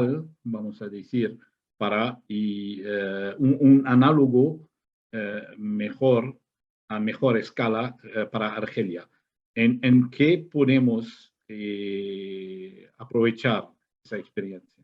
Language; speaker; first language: Spanish; non-native, fluent; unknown